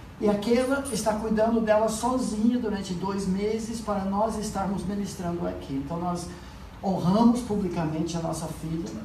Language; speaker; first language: Portuguese; non-native, fluent; English